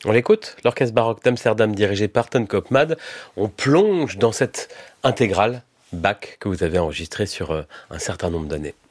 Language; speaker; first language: French; native; French